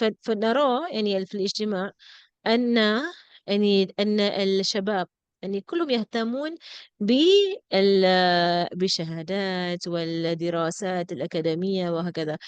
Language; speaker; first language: Arabic; non-native, fluent; English